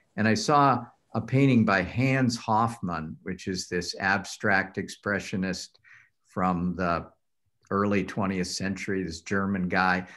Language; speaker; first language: English; native; English